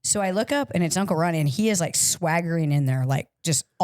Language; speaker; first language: English; native; English